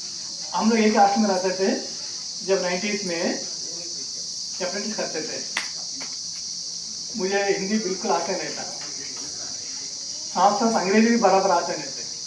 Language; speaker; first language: Hindi; non-native, local second language; Telugu